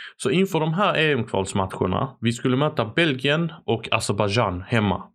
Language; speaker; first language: Swedish; early bilingual, other home language; Arabic